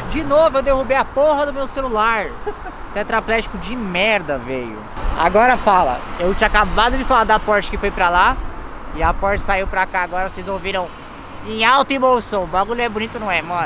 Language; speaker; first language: Portuguese; native; Portuguese